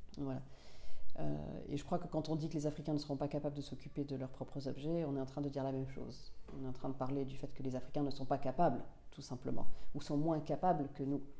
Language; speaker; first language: French; non-native, local second language; Finnish